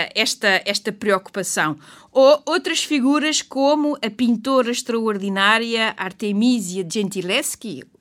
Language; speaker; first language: Portuguese; native; Portuguese